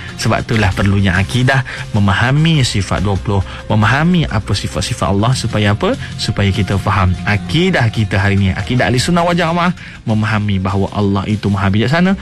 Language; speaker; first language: Malay; native; Malay